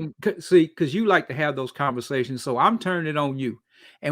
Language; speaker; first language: English; native; English